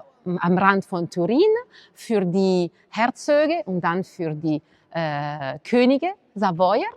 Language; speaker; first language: German; non-native, fluent; Italian